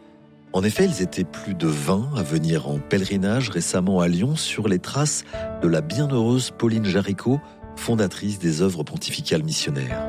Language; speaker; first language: French; native; French